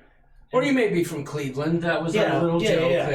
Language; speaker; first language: English; native; English